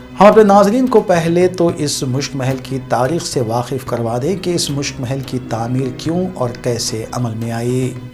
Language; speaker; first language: Urdu; native; Urdu